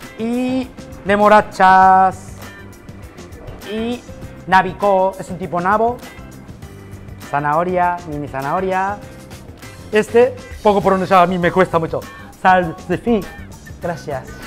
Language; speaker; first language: Spanish; non-native, learner; Japanese